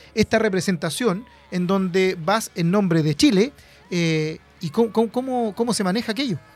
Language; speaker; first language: Spanish; native; Spanish